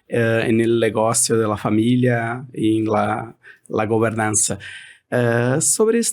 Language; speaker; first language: Spanish; non-native, fluent; Portuguese